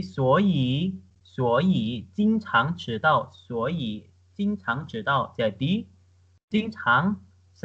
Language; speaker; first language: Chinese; non-native, fluent; Indonesian